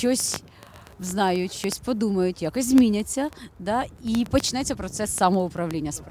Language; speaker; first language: Ukrainian; native; Ukrainian